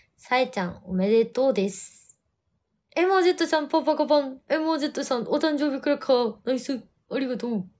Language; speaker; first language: Japanese; native; Japanese